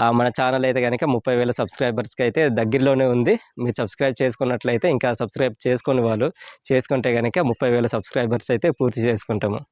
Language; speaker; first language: Telugu; native; Telugu